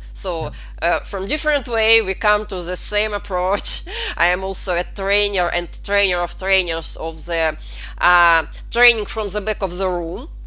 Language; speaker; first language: English; non-native, fluent; Russian